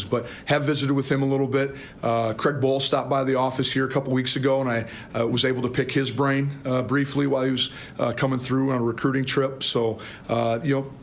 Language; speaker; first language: English; native; English